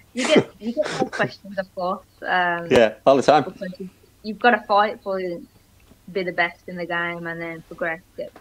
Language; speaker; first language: English; early bilingual, other home language; Greek